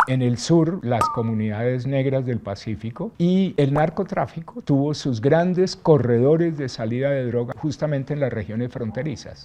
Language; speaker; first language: Spanish; native; Spanish